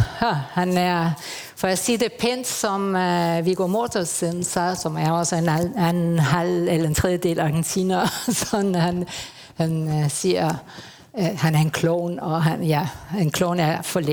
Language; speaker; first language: Danish; non-native, fluent; Spanish